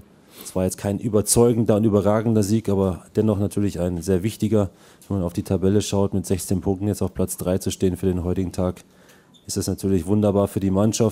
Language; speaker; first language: German; native; German